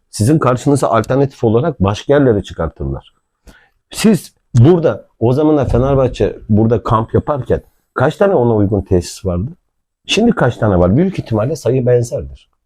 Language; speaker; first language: Turkish; native; Turkish